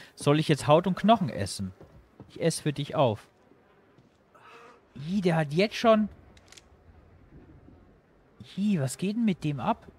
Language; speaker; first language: German; native; German